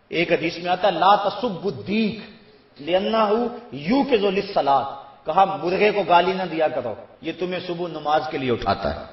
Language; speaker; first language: Urdu; non-native, local second language; Punjabi